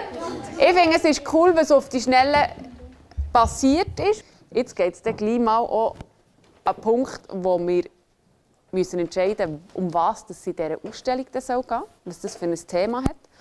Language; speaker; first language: German; native; German